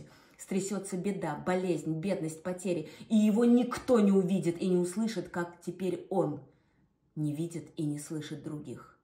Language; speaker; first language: Russian; native; Russian